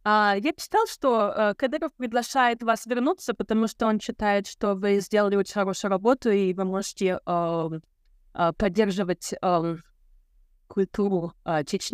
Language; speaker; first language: Russian; non-native, local second language; Ukrainian